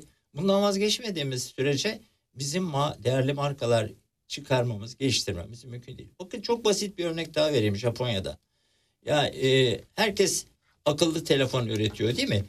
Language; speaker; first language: Turkish; native; Turkish